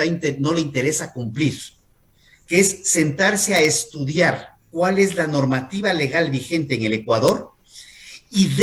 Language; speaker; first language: Spanish; native; Spanish